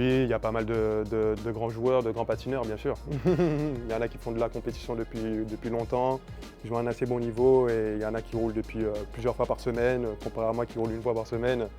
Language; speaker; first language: French; native; French